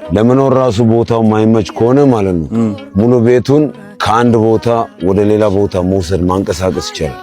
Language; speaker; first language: Amharic; non-native, local second language; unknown